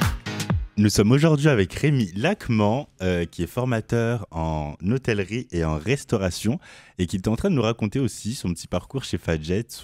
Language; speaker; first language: French; native; French